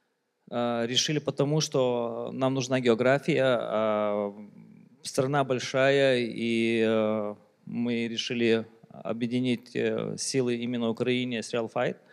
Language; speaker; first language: Russian; non-native, local second language; Lithuanian